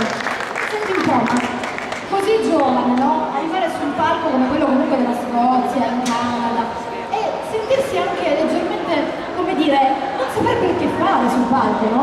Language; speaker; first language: Italian; native; Italian